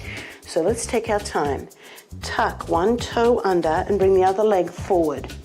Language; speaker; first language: English; native; English